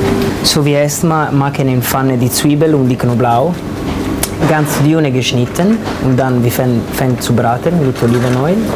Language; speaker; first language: German; non-native, learner; Italian